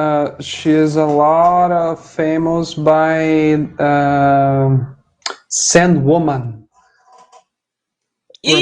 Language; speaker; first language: English; non-native, fluent; Portuguese